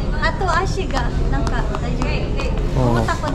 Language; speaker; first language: Japanese; non-native, learner; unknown